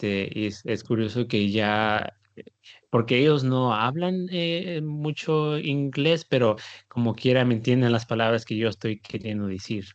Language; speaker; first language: Spanish; early bilingual, heritage; Spanish